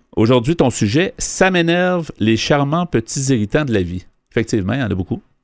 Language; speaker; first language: French; native; French